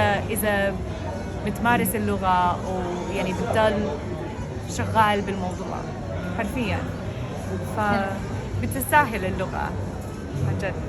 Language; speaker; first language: Arabic; non-native, fluent; English